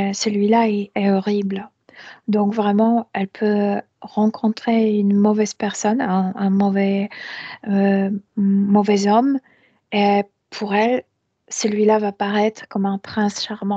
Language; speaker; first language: French; non-native, fluent; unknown